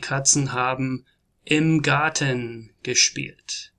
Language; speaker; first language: German; non-native, learner; English